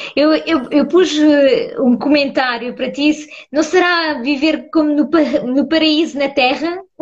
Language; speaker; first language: Portuguese; early bilingual, heritage; Portuguese